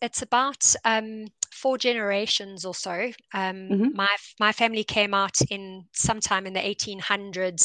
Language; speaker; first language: English; native; English